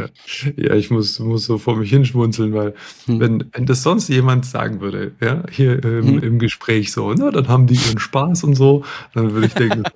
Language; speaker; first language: German; native; German